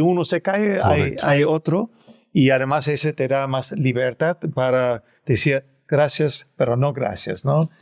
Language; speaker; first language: Spanish; non-native, fluent; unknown